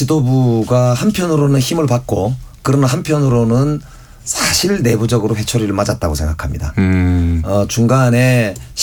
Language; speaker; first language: Korean; native; Korean